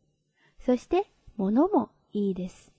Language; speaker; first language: Japanese; non-native, fluent; Chinese